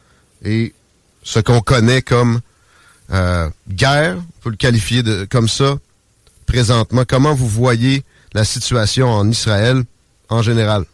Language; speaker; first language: French; native; French